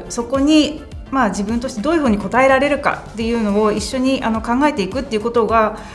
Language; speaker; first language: Japanese; native; Japanese